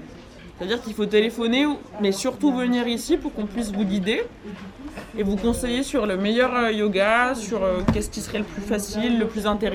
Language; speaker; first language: French; native; French